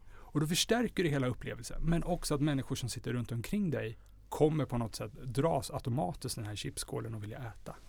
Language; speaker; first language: Swedish; native; Swedish